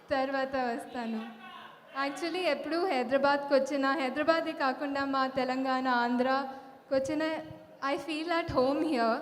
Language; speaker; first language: Telugu; non-native, fluent; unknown